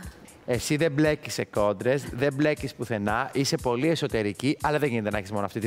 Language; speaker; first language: Greek; native; Greek